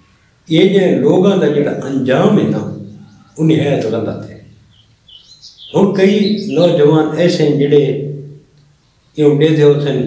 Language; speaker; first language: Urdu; non-native, local second language; Saraiki